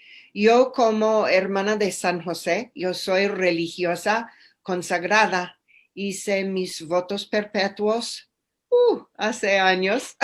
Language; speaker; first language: Spanish; non-native, fluent; English